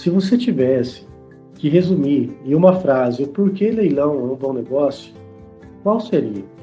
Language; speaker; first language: Portuguese; native; Portuguese